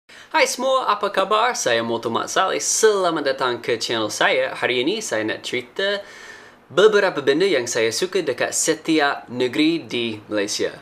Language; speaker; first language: Indonesian; non-native, fluent; English